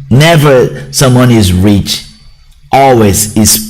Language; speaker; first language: English; non-native, learner; Portuguese